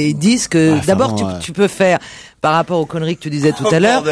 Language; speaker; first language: French; native; French